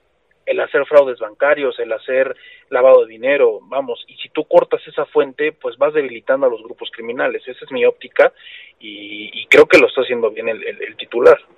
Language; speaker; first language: Spanish; native; Spanish